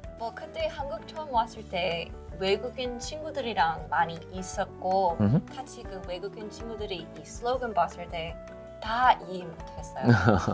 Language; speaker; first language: Korean; non-native, fluent; English